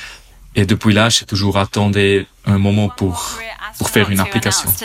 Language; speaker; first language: French; non-native, local second language; German